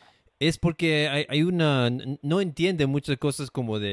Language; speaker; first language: Spanish; non-native, fluent; English